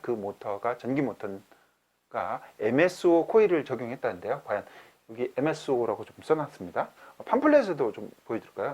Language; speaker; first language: Korean; native; Korean